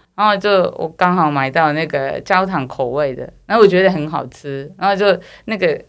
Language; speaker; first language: Chinese; non-native, fluent; Japanese